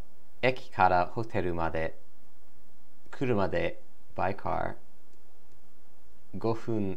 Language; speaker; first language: Japanese; non-native, learner; English